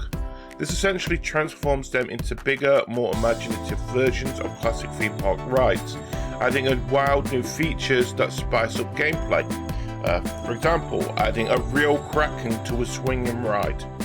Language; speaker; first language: English; native; English